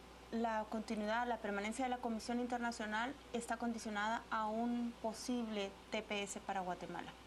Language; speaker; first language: Spanish; native; Spanish